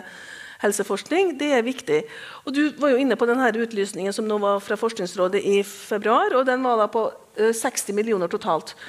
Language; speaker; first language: Norwegian; native; Norwegian